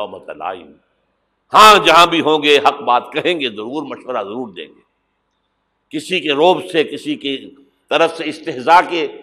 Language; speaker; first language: Urdu; native; Urdu